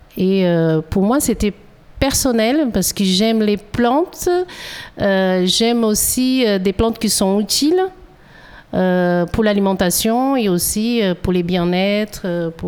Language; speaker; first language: French; non-native, fluent; Portuguese